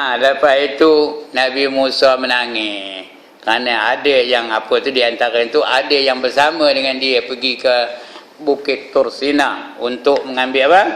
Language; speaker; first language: Malay; native; Malay